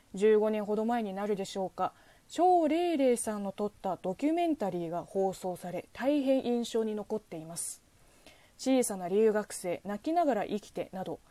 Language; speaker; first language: Japanese; non-native, fluent; Chinese